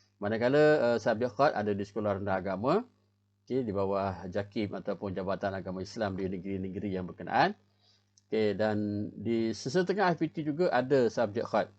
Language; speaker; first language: Malay; native; Malay